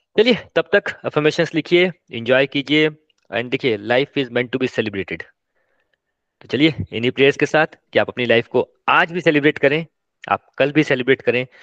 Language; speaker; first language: Hindi; non-native, local second language; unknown